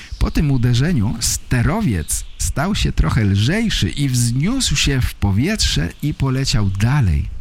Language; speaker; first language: Polish; native; Polish